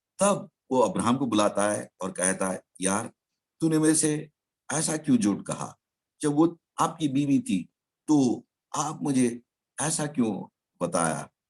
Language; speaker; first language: Hindi; non-native, local second language; Telugu